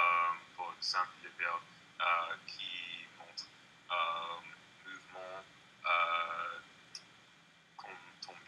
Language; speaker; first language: French; non-native, learner; English